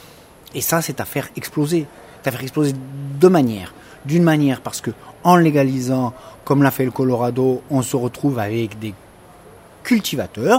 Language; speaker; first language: French; native; French